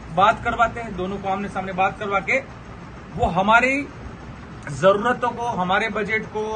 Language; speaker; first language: Hindi; non-native, local second language; Gujarati